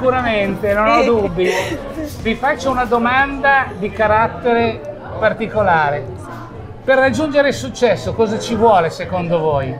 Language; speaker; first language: Italian; native; Italian